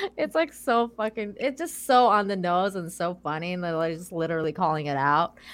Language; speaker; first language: English; early bilingual, other home language; Persian